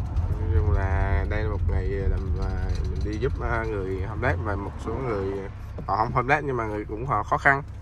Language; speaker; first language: Vietnamese; native; Vietnamese